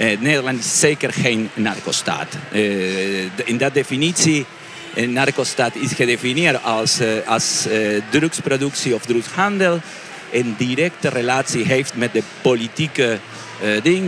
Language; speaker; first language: Dutch; non-native, fluent; Spanish